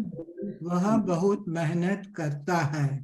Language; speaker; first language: Hindi; non-native, learner; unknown